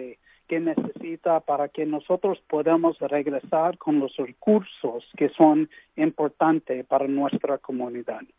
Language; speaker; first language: Spanish; early bilingual, heritage; English